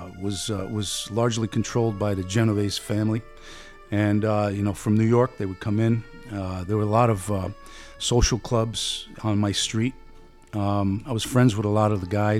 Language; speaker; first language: English; early bilingual, other home language; Italian